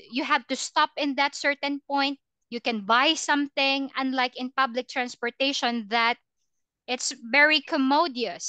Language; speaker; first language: English; non-native, fluent; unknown